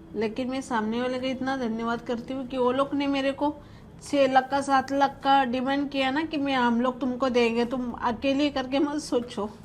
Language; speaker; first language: Hindi; non-native, local second language; Marathi